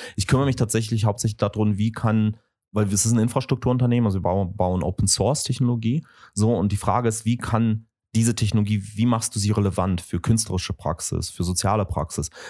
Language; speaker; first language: German; early bilingual, other home language; Russian